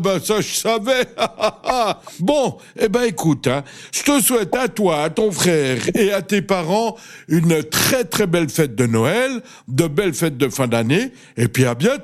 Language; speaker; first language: French; native; French